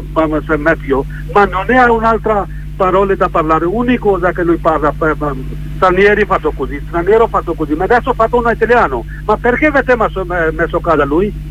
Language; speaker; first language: Italian; non-native, learner; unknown